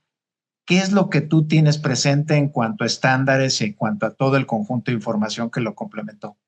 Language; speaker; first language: Spanish; native; Spanish